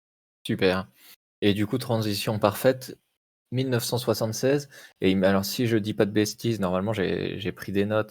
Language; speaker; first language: French; native; French